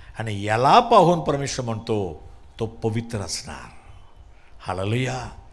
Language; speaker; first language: Marathi; non-native, local second language; Tamil